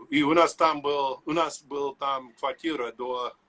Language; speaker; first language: Russian; non-native, learner; English